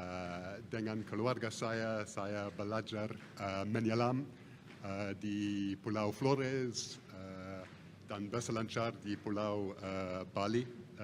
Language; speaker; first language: Indonesian; non-native, fluent; English